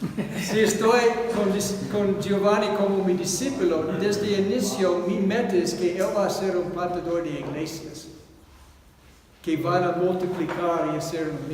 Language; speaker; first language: Spanish; non-native, fluent; English